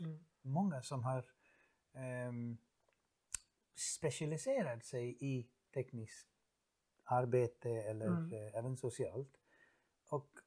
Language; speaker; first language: Swedish; non-native, fluent; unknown